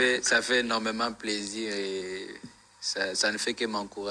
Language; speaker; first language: French; non-native, local second language; Swahili